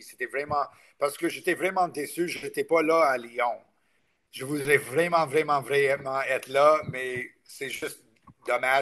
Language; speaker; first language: French; non-native, local second language; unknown